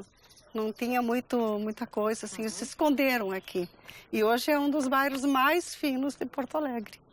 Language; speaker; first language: Portuguese; early bilingual, other home language; Galician